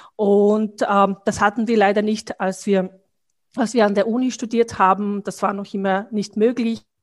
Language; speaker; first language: German; non-native, fluent; Bosnian